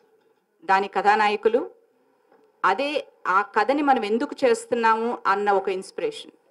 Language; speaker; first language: Telugu; native; Telugu